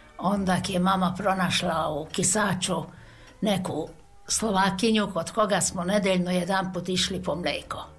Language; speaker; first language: Serbian; non-native, local second language; Hungarian